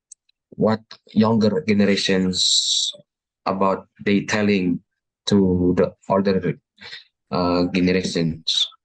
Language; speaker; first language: English; non-native, learner; Indonesian